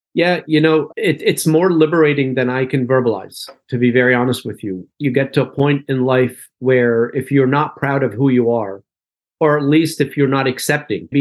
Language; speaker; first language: English; early bilingual, other home language; Arabic